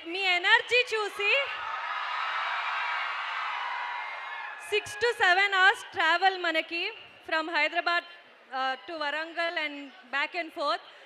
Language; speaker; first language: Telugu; non-native, local second language; Kannada